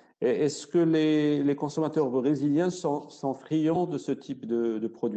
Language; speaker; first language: French; non-native, local second language; Arabic